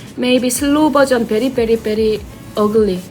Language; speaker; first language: English; non-native, learner; Korean